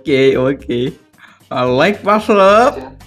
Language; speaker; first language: English; non-native, learner; Kazakh